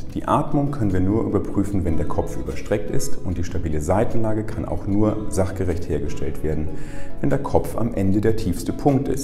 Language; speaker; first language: German; native; German